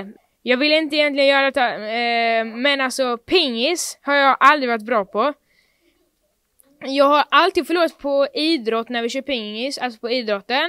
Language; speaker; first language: Swedish; native; Swedish